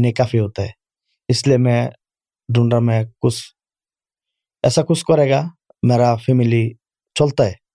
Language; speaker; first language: Urdu; non-native, learner; Bangla